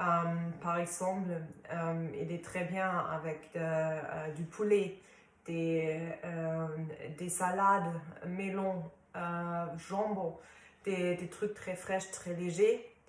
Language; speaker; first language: French; non-native, fluent; German